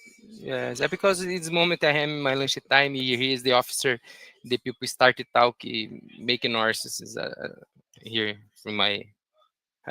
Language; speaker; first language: English; non-native, learner; Portuguese